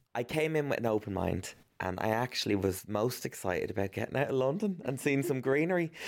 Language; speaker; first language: English; native; English